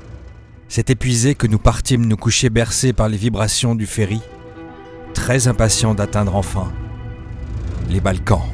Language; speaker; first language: French; native; French